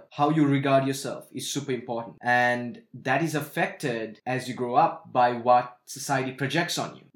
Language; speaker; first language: English; non-native, local second language; Sinhala